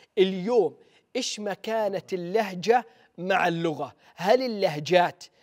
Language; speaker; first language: Arabic; native; Arabic